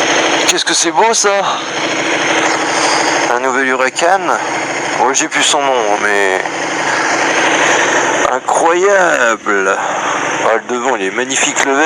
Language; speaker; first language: French; native; French